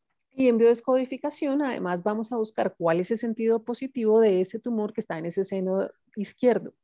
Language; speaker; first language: Spanish; native; Spanish